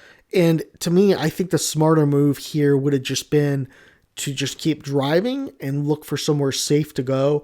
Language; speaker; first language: English; native; English